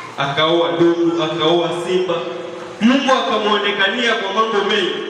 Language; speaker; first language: Swahili; non-native, local second language; Kamba